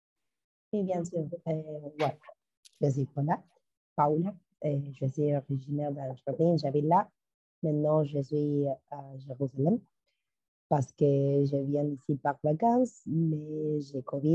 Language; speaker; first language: French; non-native, learner; Spanish